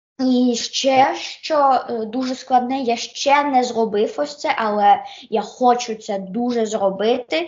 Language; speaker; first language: Ukrainian; early bilingual, heritage; Ukrainian